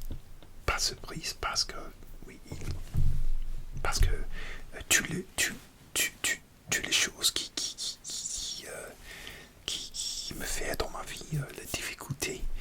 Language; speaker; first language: French; non-native, learner; English